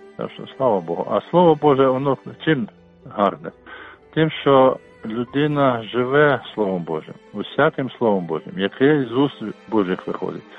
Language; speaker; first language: Ukrainian; non-native, local second language; Russian